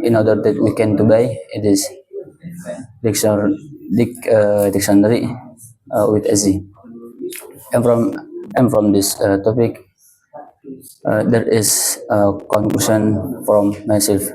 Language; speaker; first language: English; non-native, learner; Indonesian